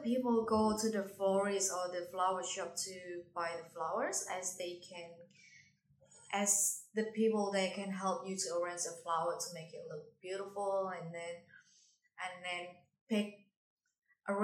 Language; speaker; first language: English; non-native, fluent; Indonesian